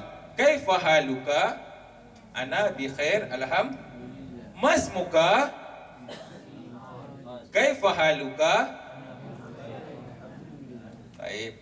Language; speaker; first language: Arabic; non-native, fluent; Malay